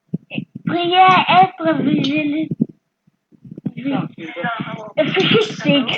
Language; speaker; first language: Swedish; early bilingual, other home language; French